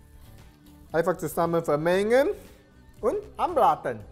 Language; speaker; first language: German; non-native, learner; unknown